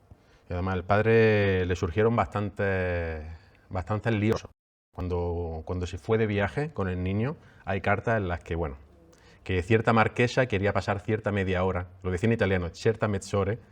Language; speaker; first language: Spanish; native; Spanish